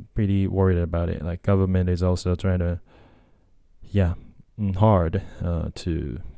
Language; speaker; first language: English; non-native, fluent; Japanese